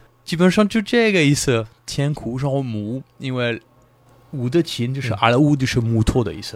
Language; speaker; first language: Chinese; non-native, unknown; French